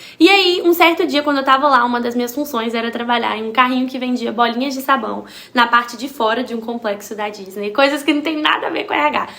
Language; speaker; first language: Portuguese; native; Portuguese